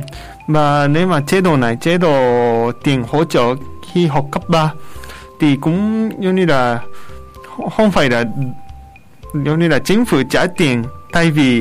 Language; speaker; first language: Vietnamese; non-native, fluent; Japanese